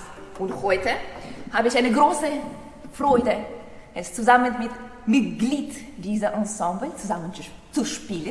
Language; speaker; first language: German; non-native, fluent; Russian